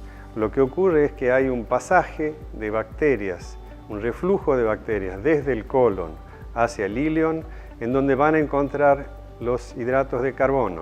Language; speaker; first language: Spanish; native; Spanish